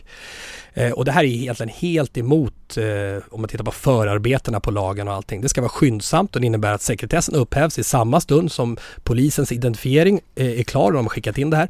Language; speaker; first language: Swedish; native; Swedish